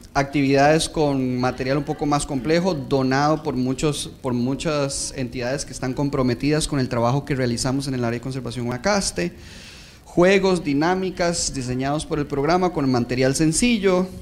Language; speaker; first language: Spanish; native; Spanish